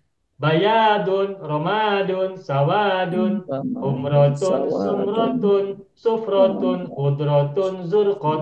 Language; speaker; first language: Arabic; non-native, fluent; Indonesian